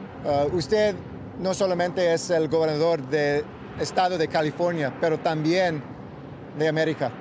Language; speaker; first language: Spanish; non-native, local second language; English